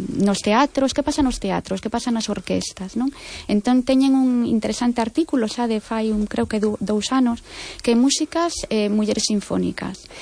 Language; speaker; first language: Galician; non-native, local second language; Spanish